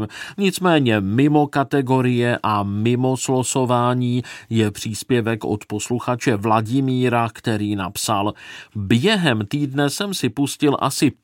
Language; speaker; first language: Czech; native; Czech